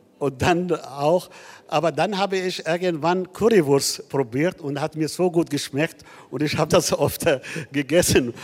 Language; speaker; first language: German; non-native, fluent; Arabic